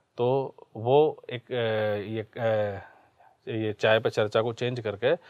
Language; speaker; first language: Hindi; native; Hindi